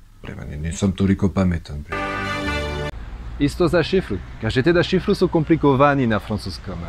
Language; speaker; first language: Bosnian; non-native, learner; French